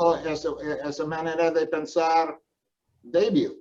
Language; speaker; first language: Spanish; non-native, fluent; English